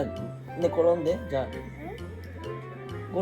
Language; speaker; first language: Japanese; non-native, fluent; Filipino